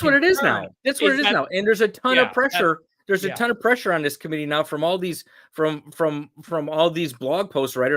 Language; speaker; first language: English; native; English